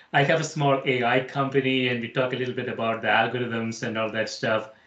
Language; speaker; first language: English; non-native, local second language; Malayalam